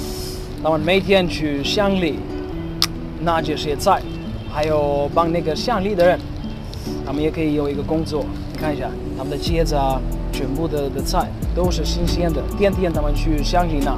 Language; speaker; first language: Chinese; non-native, fluent; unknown